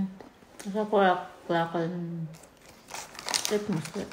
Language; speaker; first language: Danish; non-native, learner; Filipino